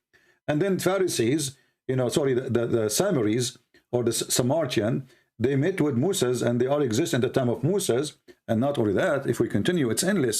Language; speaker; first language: English; non-native, fluent; Arabic